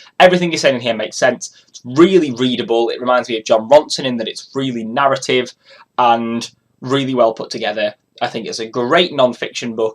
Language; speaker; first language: English; native; English